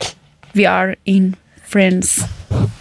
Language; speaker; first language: German; non-native, learner; Persian